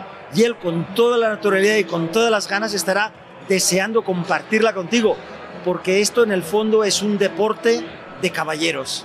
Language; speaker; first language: Spanish; native; Spanish